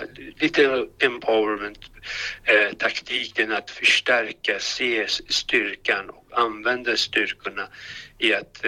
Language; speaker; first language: Swedish; non-native, fluent; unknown